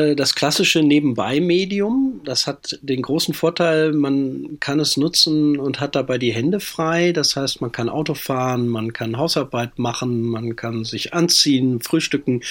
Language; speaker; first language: German; native; German